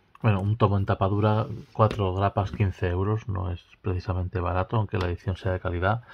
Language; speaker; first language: Spanish; native; Spanish